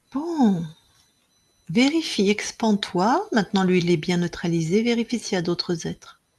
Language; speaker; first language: French; native; French